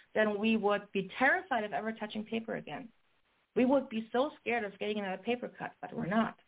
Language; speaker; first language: English; non-native, fluent; German